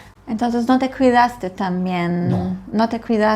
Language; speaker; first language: Spanish; non-native, fluent; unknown